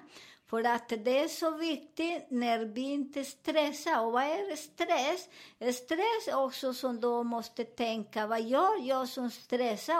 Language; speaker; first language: Swedish; non-native, fluent; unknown